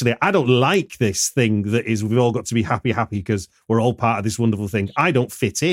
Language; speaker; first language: English; native; English